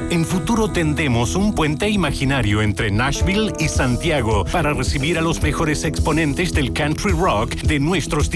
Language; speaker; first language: Spanish; native; Spanish